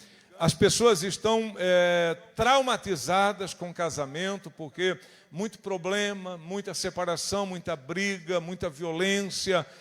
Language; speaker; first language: Portuguese; native; Portuguese